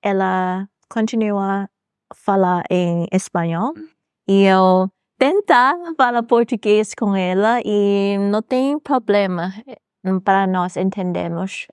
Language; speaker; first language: Portuguese; non-native, learner; Thai